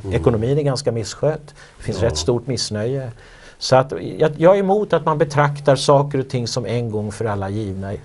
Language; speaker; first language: Swedish; native; Swedish